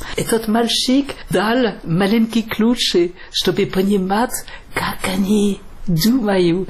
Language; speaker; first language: Russian; non-native, fluent; French